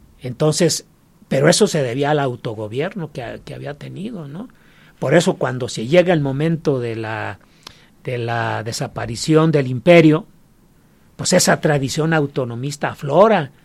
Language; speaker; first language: Spanish; native; Spanish